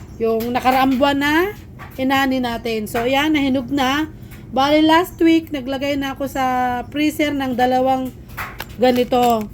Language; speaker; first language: Filipino; native; Filipino